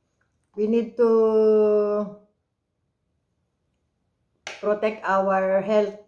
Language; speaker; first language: English; non-native, local second language; Filipino